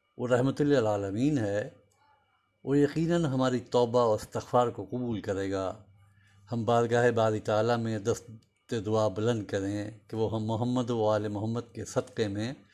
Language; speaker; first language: Urdu; native; Urdu